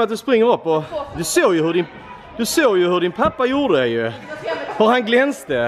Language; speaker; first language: Swedish; native; Swedish